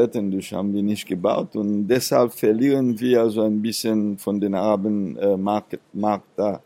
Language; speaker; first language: German; non-native, fluent; Seselwa Creole French